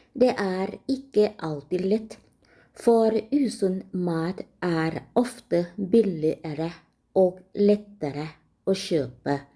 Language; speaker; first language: Norwegian; non-native, learner; Thai